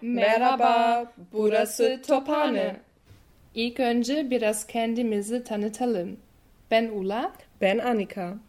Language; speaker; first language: Turkish; non-native, learner; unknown